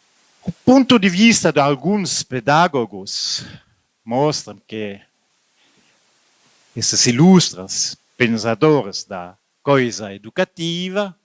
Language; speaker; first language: Portuguese; non-native, learner; French